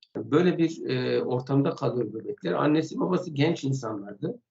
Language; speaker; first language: Turkish; non-native, local second language; Kurdish